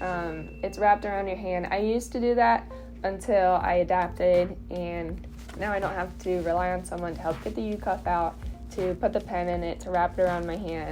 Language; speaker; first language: English; native; English